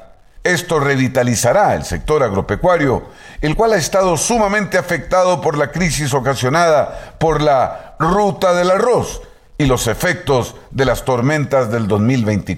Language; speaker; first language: Spanish; native; Spanish